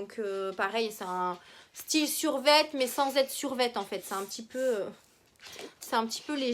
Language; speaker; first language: French; native; French